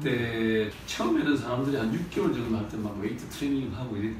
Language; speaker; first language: Korean; native; Korean